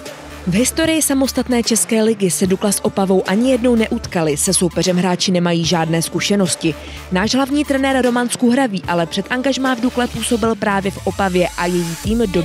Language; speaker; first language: Czech; native; Czech